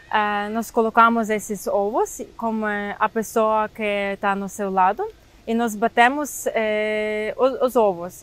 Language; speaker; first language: Portuguese; non-native, fluent; Ukrainian